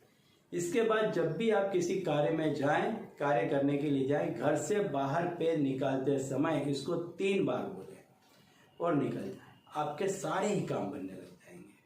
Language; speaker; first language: Hindi; native; Hindi